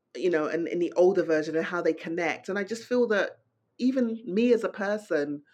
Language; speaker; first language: English; native; English